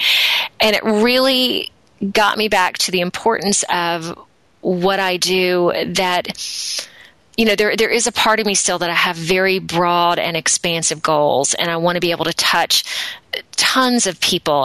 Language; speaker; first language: English; native; English